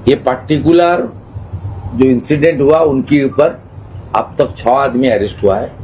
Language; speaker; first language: Hindi; non-native, local second language; Bangla